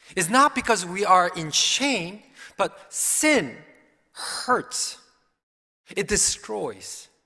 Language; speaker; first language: English; early bilingual, other home language; Korean